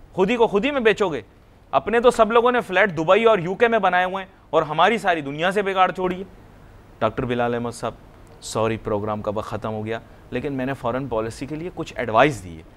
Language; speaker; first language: Urdu; native; Urdu